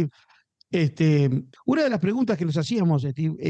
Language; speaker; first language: Spanish; native; Spanish